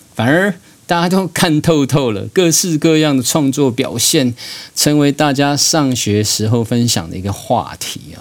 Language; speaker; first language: Chinese; native; Chinese